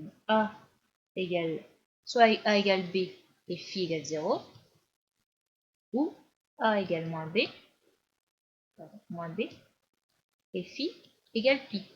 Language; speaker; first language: French; native; French